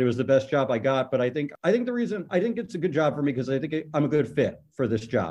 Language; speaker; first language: English; native; English